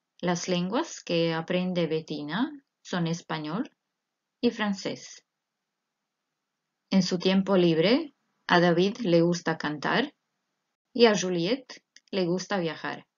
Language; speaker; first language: Spanish; non-native, fluent; Croatian